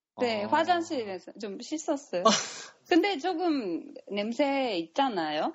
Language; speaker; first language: Korean; non-native, fluent; Japanese